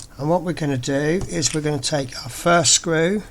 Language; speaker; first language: English; native; English